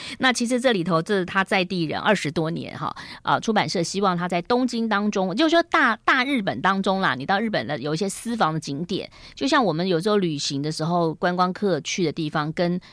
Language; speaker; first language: Chinese; native; Chinese